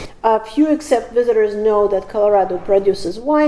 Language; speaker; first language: English; non-native, fluent; Russian